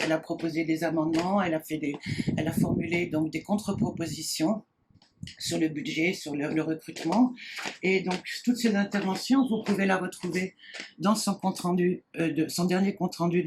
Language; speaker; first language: French; native; French